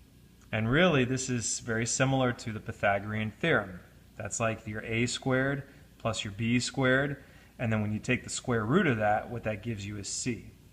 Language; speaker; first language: English; native; English